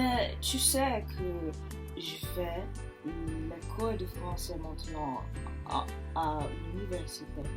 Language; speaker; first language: French; non-native, learner; English